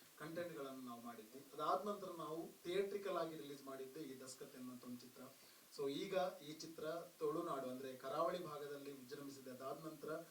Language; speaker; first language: Kannada; non-native, local second language; Tulu